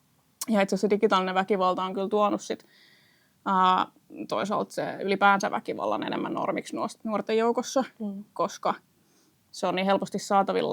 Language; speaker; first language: Finnish; native; Finnish